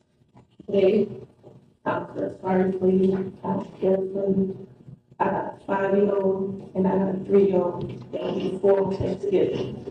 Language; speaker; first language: English; native; English